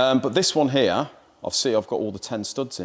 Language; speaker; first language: English; native; English